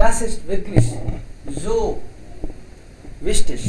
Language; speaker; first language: German; non-native, learner; Hindi